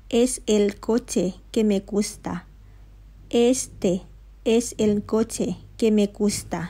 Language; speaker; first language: Spanish; non-native, fluent; Thai